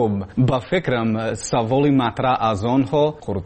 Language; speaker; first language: Persian; non-native, learner; English